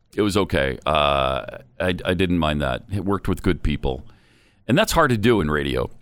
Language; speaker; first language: English; native; English